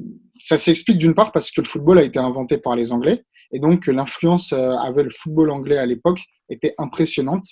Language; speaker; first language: French; native; French